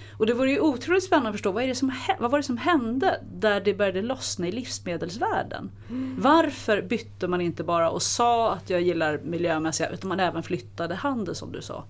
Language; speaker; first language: Swedish; native; Swedish